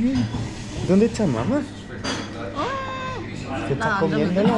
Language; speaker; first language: Spanish; non-native, learner; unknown